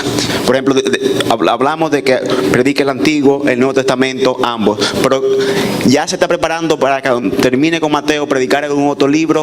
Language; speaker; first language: Spanish; native; Spanish